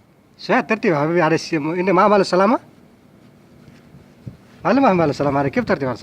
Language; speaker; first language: Arabic; non-native, learner; Nepali